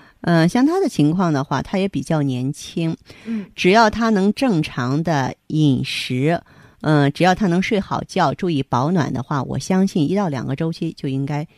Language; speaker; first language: Chinese; native; Chinese